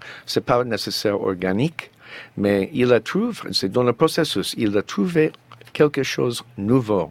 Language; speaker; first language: French; non-native, learner; English